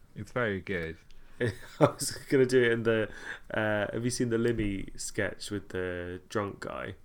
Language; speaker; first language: English; native; English